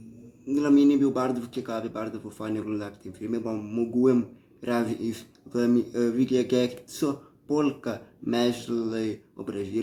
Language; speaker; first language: Polish; early bilingual, heritage; Portuguese